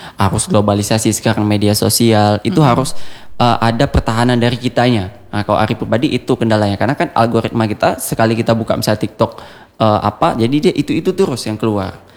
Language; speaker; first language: Indonesian; non-native, local second language; Achinese